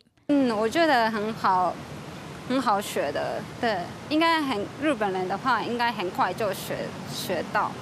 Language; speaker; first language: Chinese; non-native, learner; Japanese